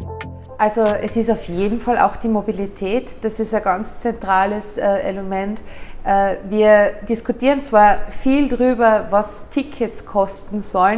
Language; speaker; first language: German; native; German